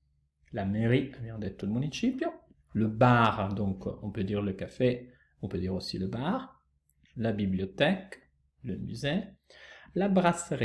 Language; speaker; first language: French; non-native, fluent; Italian